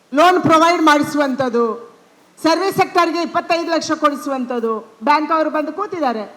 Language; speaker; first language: Kannada; non-native, local second language; Tulu